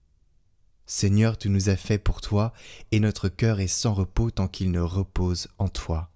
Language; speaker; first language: French; native; French